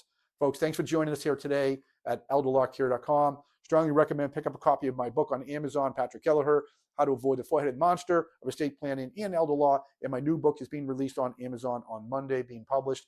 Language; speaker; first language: English; native; English